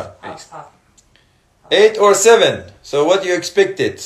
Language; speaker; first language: English; non-native, learner; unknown